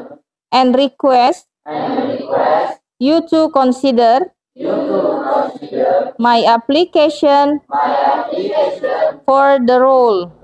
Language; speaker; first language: English; non-native, local second language; Indonesian